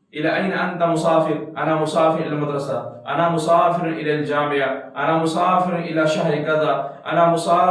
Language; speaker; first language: Arabic; non-native, fluent; Urdu